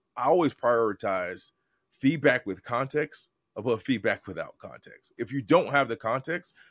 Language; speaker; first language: English; native; English